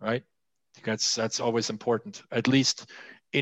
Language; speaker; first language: English; non-native, fluent; Swiss German